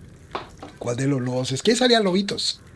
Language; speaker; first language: Spanish; native; Spanish